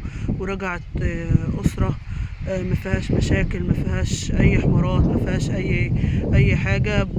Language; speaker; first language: Arabic; native; Arabic